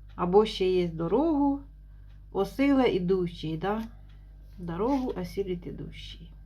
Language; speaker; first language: Ukrainian; native; Ukrainian